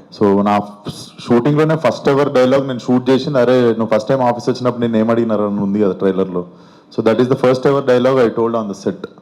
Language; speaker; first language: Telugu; native; Telugu